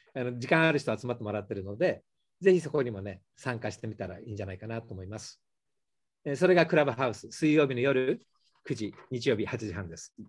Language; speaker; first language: Japanese; native; Japanese